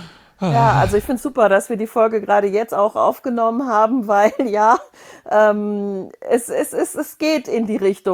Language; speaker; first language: German; native; German